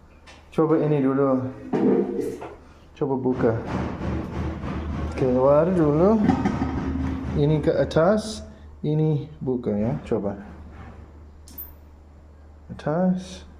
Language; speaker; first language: Indonesian; non-native, learner; English